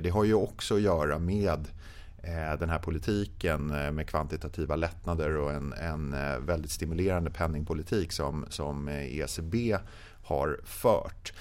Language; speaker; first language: Swedish; native; Swedish